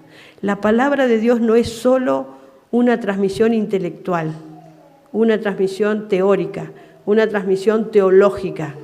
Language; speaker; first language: Spanish; native; Spanish